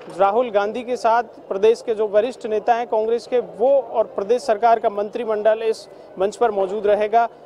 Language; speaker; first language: Hindi; native; Hindi